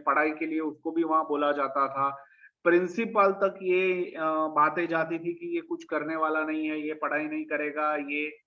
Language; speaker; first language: Hindi; native; Hindi